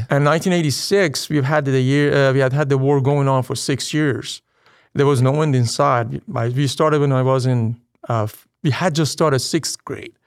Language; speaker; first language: English; non-native, fluent; Persian